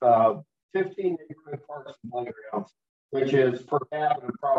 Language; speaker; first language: English; native; English